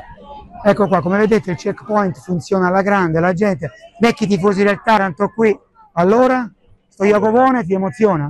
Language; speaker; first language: Italian; native; Italian